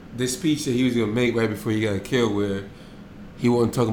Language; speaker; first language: English; native; English